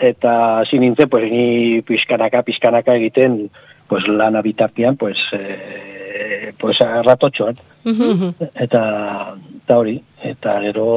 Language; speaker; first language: Basque; non-native, local second language; Spanish